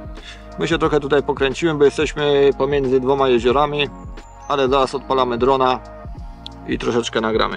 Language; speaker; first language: Polish; native; Polish